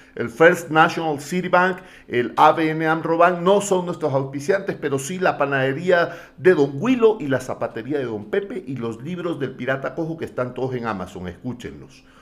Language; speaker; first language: Spanish; native; Spanish